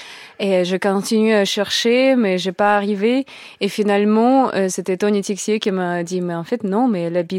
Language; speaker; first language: French; non-native, learner; Russian